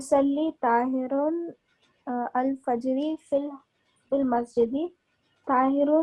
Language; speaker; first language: Arabic; non-native, learner; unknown